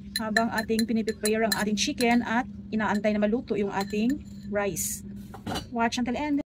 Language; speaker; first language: Filipino; non-native, local second language; Cebuano